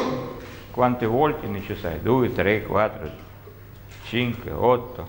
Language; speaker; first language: Italian; non-native, learner; Russian